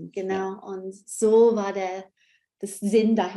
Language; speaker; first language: German; non-native, fluent; English